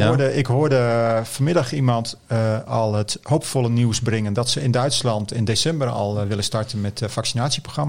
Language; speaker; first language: Dutch; native; Dutch